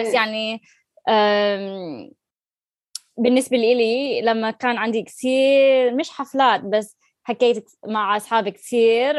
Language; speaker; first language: Arabic; non-native, learner; English